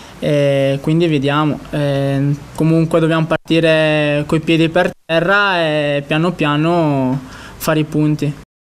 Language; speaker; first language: Italian; early bilingual, other home language; Spanish